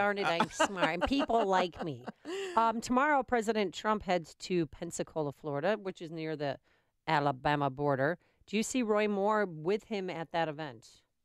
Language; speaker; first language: English; native; English